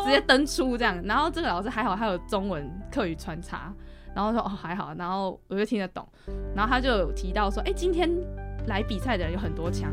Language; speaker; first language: Chinese; non-native, local second language; Min Nan Chinese